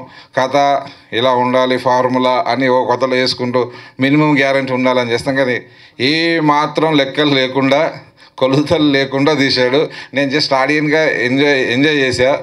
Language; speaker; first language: Telugu; native; Telugu